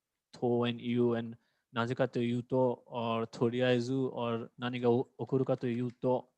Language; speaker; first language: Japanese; non-native, fluent; Hindi